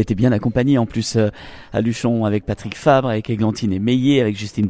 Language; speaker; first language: French; native; French